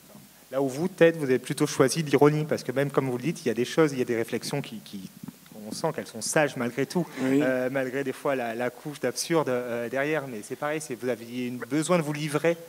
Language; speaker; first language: French; native; French